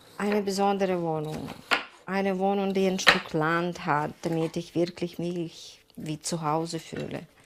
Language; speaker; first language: German; non-native, learner; Ukrainian